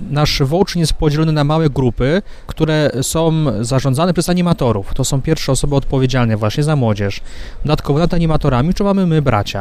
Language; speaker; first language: Polish; native; Polish